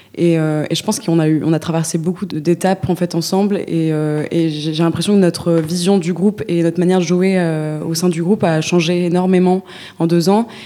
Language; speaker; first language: French; native; French